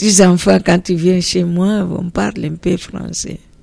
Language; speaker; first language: French; non-native, learner; Portuguese